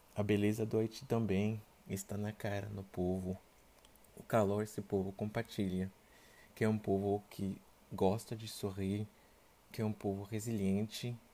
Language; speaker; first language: Portuguese; non-native, fluent; Haitian Creole